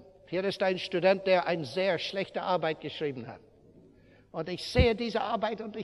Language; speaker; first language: German; non-native, fluent; English